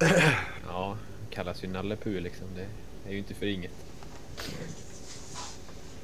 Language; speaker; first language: Swedish; native; Swedish